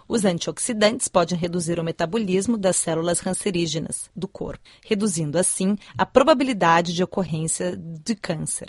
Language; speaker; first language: Portuguese; native; Portuguese